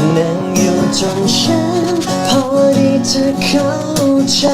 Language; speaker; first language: Thai; native; Thai